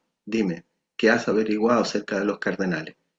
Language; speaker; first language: Spanish; native; Spanish